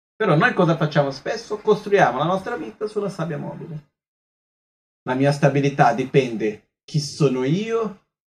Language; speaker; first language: Italian; non-native, fluent; Portuguese